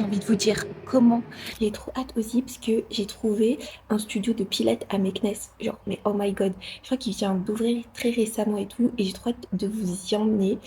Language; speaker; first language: French; non-native, local second language; Arabic